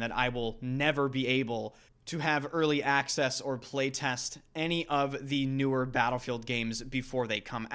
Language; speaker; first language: English; native; English